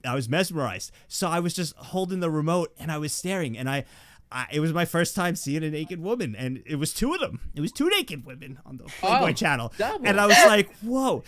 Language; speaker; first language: English; native; English